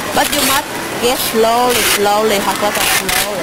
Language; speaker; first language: English; non-native, learner; Vietnamese